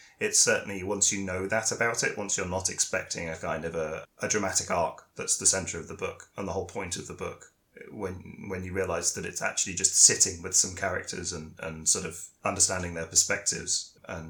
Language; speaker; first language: English; native; English